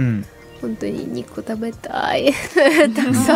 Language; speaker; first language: Japanese; non-native, fluent; Ukrainian